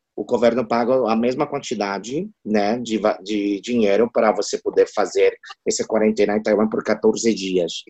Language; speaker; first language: Portuguese; non-native, fluent; Chinese